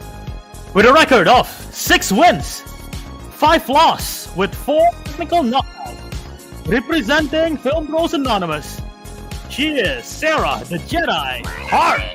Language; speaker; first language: English; native; English